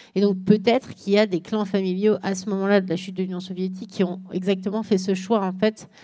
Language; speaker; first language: French; native; French